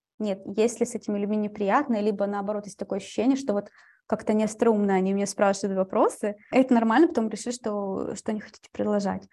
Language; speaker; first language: Russian; early bilingual, heritage; Russian